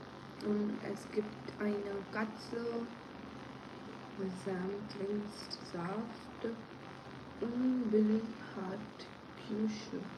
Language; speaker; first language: German; non-native, learner; Hindi